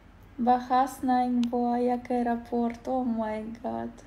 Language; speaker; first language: Indonesian; non-native, learner; Russian